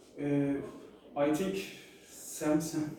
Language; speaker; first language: English; non-native, learner; Turkish